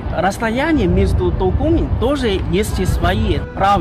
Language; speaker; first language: Russian; non-native, learner; Chinese